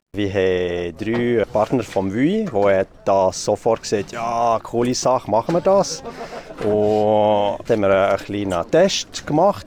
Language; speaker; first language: German; non-native, local second language; French